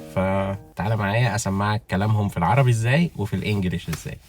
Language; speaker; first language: Arabic; native; Arabic